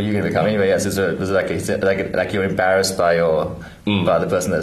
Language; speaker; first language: English; native; English